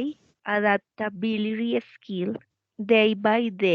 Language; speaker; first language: English; non-native, learner; Spanish